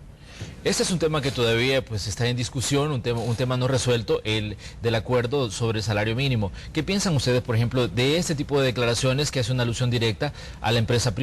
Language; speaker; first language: Spanish; native; Spanish